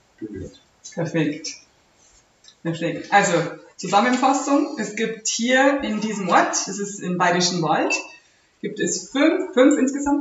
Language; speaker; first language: German; native; German